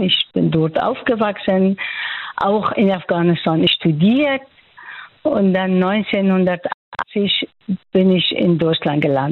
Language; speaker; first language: German; non-native, fluent; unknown